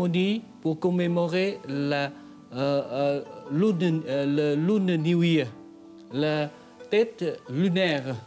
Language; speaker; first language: French; non-native, fluent; Vietnamese